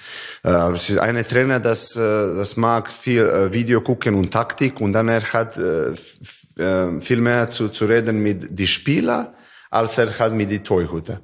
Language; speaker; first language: German; non-native, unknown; Serbian